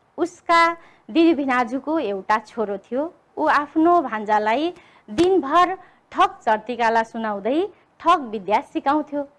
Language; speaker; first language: Nepali; native; Nepali